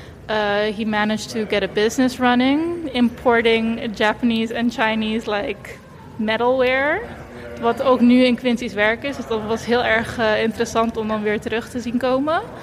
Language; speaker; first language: Dutch; non-native, local second language; Papiamento